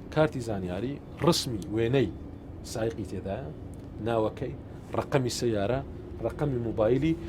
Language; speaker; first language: Central Kurdish; non-native, local second language; Syriac